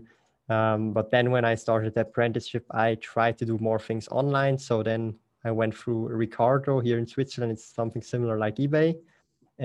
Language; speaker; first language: English; non-native, fluent; Swiss German